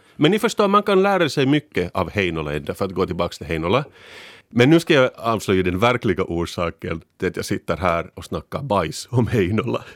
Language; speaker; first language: Swedish; native; Swedish